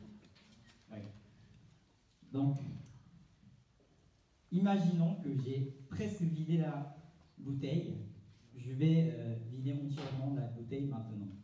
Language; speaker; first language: French; non-native, fluent; Japanese